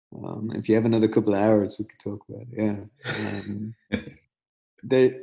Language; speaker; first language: English; native; English